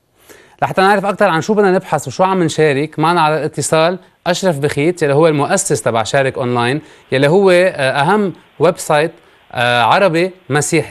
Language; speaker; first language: Arabic; native; Arabic